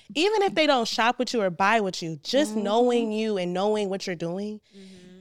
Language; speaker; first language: English; native; English